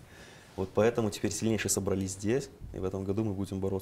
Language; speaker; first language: Russian; native; Russian